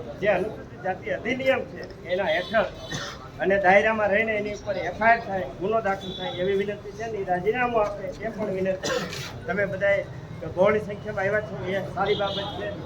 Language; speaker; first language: Gujarati; native; Gujarati